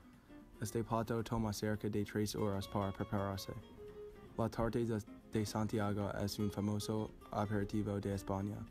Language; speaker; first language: Spanish; non-native, learner; English